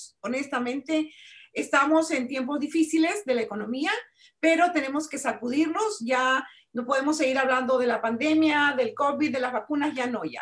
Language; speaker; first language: Spanish; native; Spanish